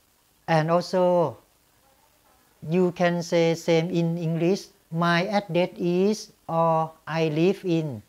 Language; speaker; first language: English; non-native, fluent; Thai